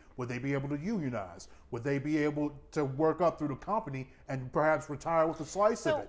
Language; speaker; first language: English; native; English